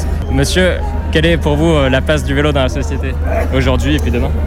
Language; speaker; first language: French; native; French